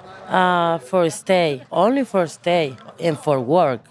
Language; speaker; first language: English; non-native, learner; Spanish